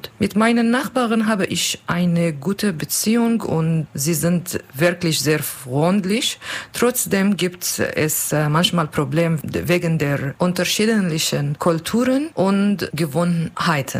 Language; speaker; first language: German; non-native, learner; Kurdish